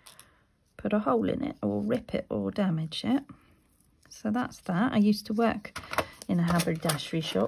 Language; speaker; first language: English; native; English